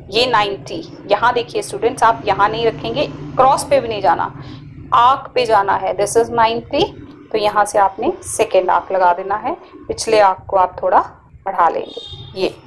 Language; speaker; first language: Hindi; native; Hindi